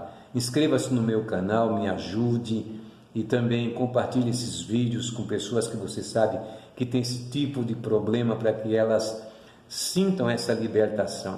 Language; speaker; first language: Portuguese; native; Portuguese